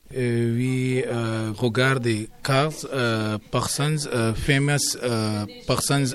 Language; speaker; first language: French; non-native, learner; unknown